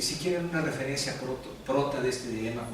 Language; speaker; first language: Spanish; native; Spanish